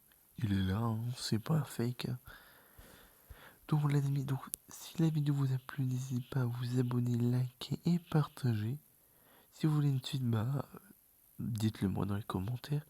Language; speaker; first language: French; native; French